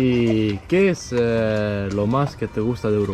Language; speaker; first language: Spanish; non-native, fluent; Estonian